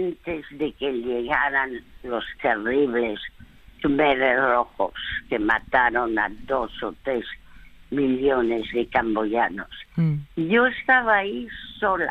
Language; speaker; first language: Spanish; early bilingual, other home language; French